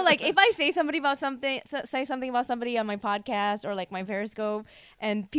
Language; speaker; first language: English; early bilingual, other home language; Korean